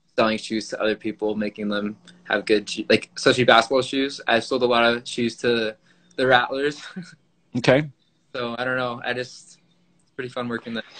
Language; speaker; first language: English; native; English